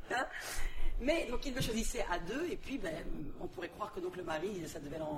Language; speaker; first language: French; native; French